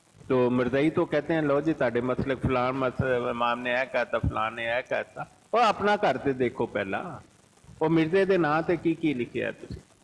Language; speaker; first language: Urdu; non-native, local second language; Punjabi